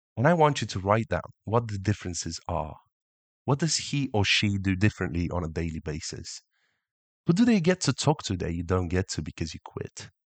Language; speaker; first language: English; early bilingual, other home language; Romanian